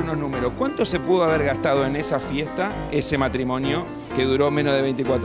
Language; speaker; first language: Spanish; native; Spanish